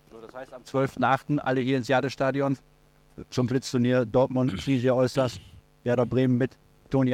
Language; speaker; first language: German; native; German